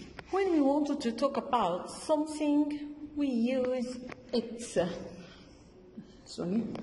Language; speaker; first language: English; non-native, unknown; Arabic